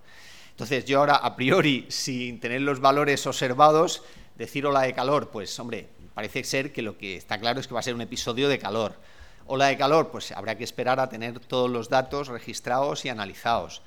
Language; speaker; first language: Spanish; native; Spanish